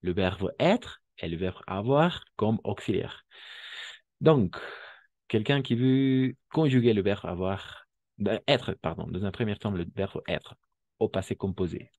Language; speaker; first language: French; non-native, fluent; Spanish